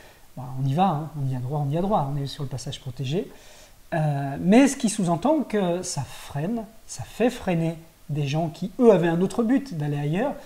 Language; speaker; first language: French; native; French